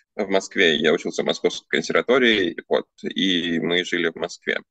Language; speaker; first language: Russian; early bilingual, other home language; Armenian